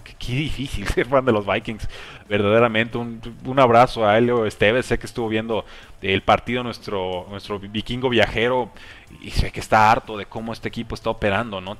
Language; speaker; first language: Spanish; native; Spanish